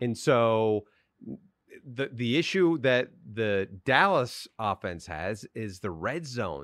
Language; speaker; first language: English; native; English